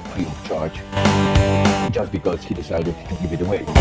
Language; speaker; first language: English; non-native, fluent; Polish